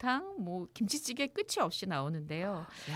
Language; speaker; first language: Korean; native; Korean